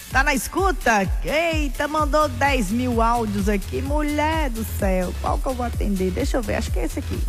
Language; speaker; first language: Portuguese; native; Portuguese